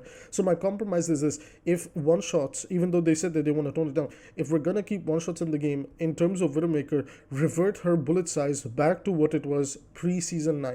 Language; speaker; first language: English; native; English